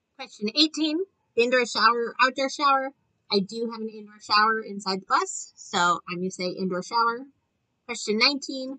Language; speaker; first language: English; native; English